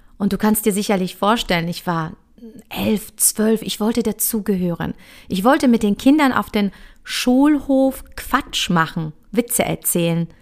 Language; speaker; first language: German; early bilingual, other home language; Polish